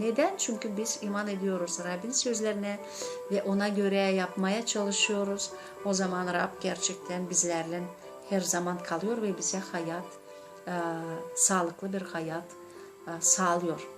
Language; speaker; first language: Turkish; non-native, learner; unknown